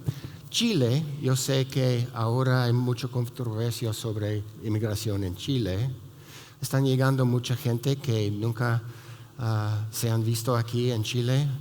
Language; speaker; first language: Spanish; non-native, fluent; English